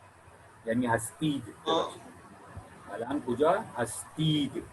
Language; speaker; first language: Persian; non-native, fluent; Urdu